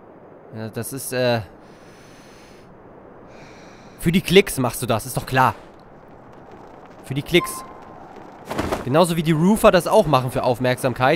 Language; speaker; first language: German; native; German